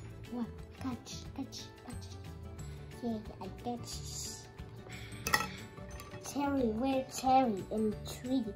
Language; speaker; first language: English; early bilingual, other home language; Indonesian